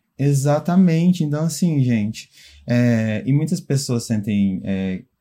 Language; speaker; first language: Portuguese; native; Portuguese